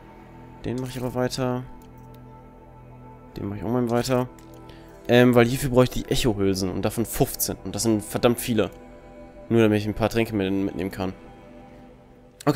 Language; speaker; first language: German; native; German